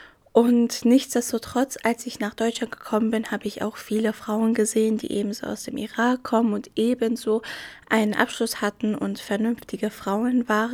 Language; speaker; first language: German; early bilingual, other home language; Arabic